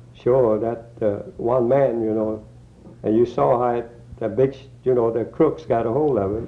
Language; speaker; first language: English; early bilingual, other home language; Swedish